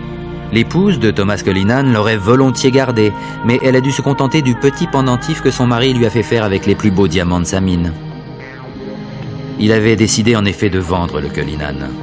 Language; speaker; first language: French; native; French